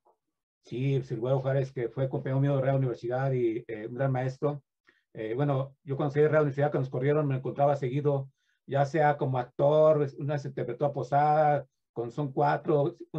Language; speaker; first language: Spanish; native; Spanish